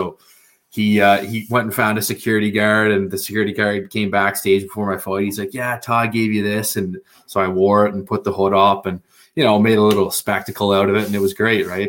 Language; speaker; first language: English; native; English